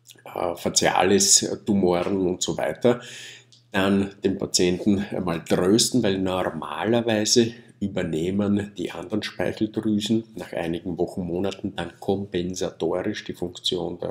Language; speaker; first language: German; native; German